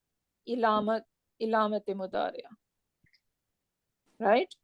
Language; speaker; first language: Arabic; non-native, fluent; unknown